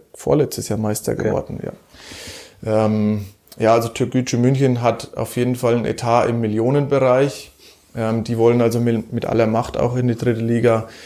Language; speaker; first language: German; native; German